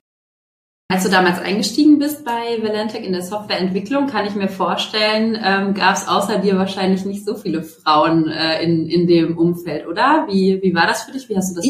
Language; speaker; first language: German; native; German